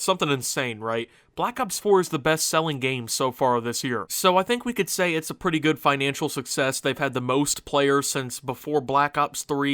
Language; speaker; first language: English; native; English